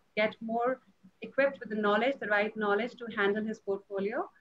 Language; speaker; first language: English; non-native, local second language; Punjabi